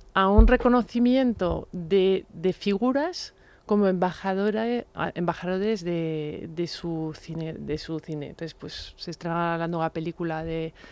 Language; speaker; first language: Spanish; non-native, fluent; French